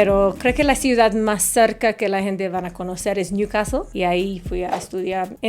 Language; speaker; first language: Spanish; non-native, fluent; English